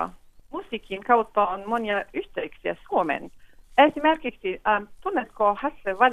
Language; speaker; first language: Finnish; non-native, fluent; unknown